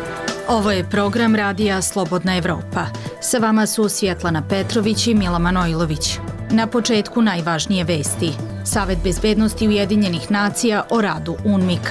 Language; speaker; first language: Serbian; native; Serbian